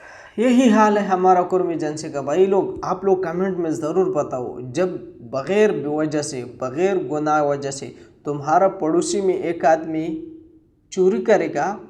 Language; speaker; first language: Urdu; non-native, local second language; Pashto